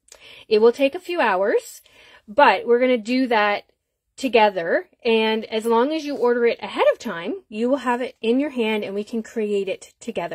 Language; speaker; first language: English; native; English